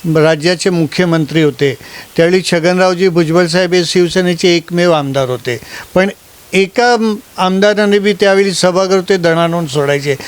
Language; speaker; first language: Marathi; non-native, local second language; Gujarati